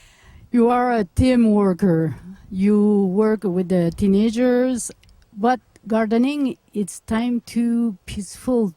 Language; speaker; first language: English; non-native, local second language; French